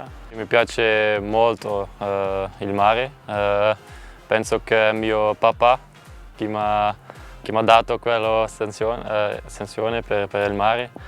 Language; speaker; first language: Italian; non-native, learner; Dutch